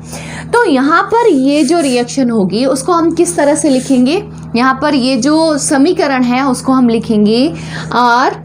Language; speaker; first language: Hindi; native; Hindi